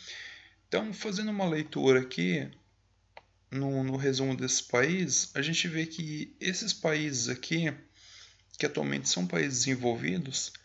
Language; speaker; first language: Portuguese; native; Portuguese